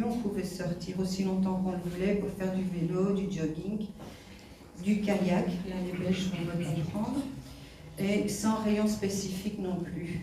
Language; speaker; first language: French; native; French